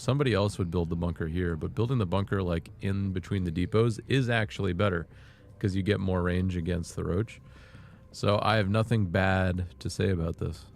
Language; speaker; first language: English; native; English